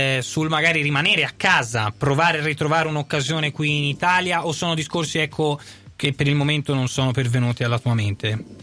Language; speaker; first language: Italian; native; Italian